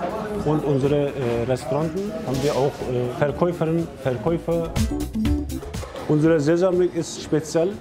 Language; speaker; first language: German; non-native, learner; Turkish